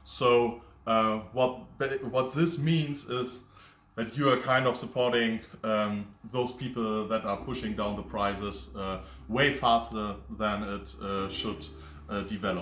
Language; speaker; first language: English; non-native, fluent; German